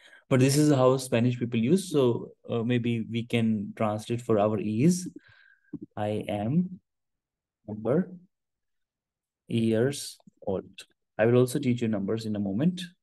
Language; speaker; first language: English; non-native, local second language; Hindi